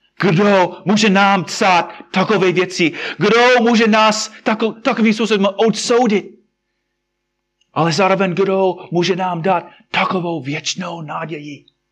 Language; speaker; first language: Czech; non-native, fluent; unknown